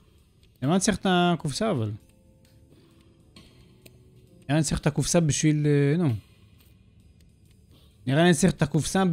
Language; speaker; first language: Hebrew; native; Hebrew